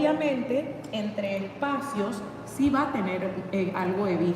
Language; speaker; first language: Spanish; native; Spanish